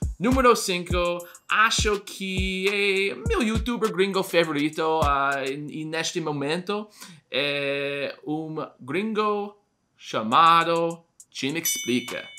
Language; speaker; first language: Portuguese; non-native, learner; English